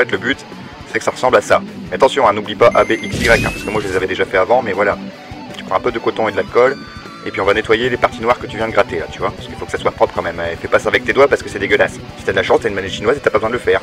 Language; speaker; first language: French; native; French